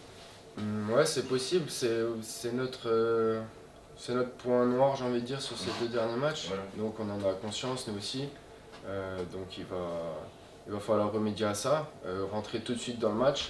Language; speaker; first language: French; native; French